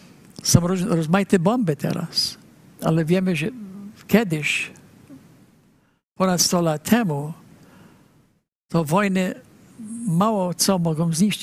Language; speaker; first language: Polish; early bilingual, heritage; Polish